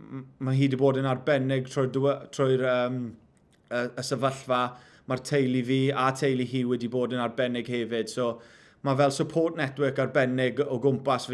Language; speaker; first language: Welsh; non-native, local second language; English